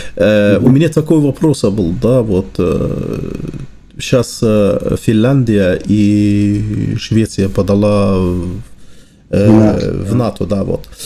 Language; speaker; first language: Russian; non-native, learner; Azerbaijani